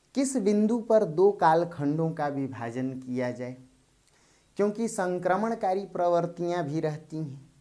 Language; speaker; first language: Hindi; native; Hindi